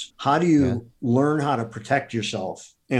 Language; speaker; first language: English; native; English